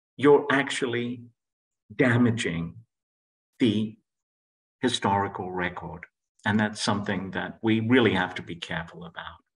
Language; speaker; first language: English; non-native, local second language; Greek